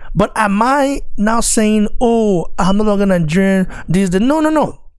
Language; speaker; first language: English; non-native, local second language; Bini